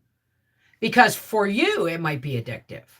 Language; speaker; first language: English; native; English